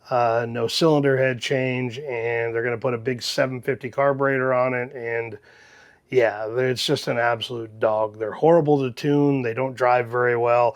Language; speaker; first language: English; native; English